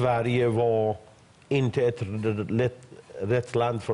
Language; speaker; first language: Swedish; non-native, fluent; Persian